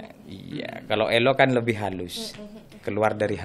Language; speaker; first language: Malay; non-native, local second language; Madurese